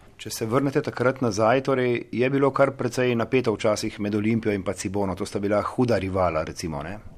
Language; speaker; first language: Slovenian; native; Slovenian